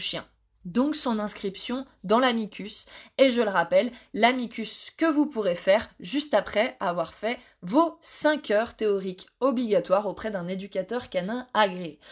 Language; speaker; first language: French; native; French